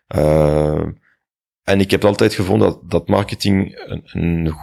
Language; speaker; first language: Dutch; non-native, fluent; French